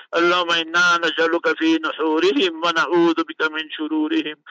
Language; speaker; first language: Arabic; non-native, fluent; English